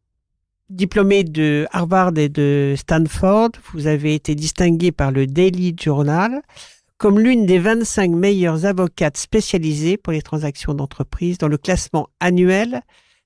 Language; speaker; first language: French; native; French